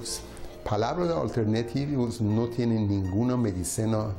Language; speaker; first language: Spanish; non-native, learner; Persian